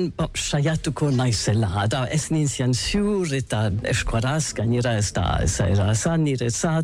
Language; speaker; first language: Basque; non-native, learner; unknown